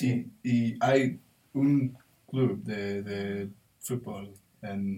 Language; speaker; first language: Spanish; non-native, learner; English